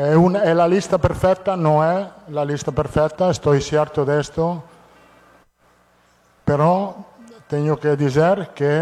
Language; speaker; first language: Portuguese; non-native, fluent; Italian